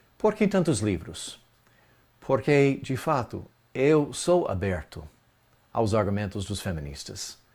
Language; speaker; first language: Portuguese; non-native, fluent; English